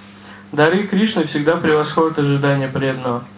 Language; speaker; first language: Russian; native; Russian